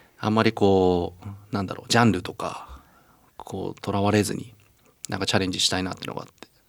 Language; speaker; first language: Japanese; native; Japanese